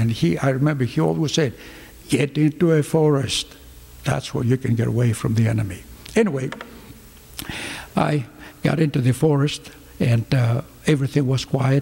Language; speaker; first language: English; non-native, fluent; Greek